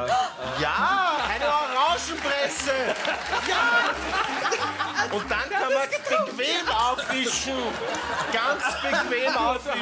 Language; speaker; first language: German; native; German